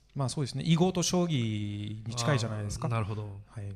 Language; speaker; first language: Japanese; non-native, fluent; French